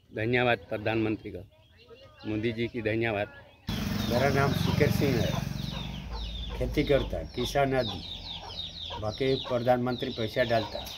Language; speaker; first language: Hindi; native; Hindi